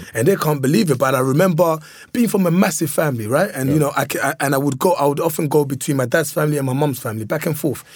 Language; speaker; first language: English; early bilingual, other home language; Lingala